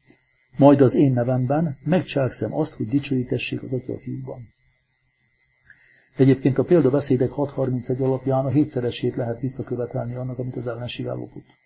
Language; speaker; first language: Hungarian; native; Hungarian